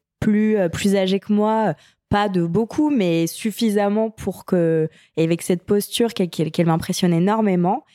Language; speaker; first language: French; native; French